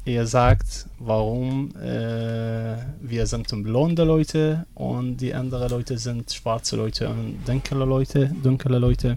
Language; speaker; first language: German; non-native, learner; Arabic